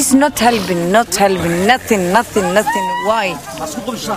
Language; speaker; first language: English; non-native, learner; Somali